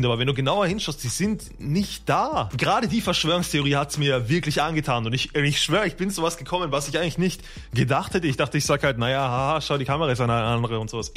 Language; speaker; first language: German; native; German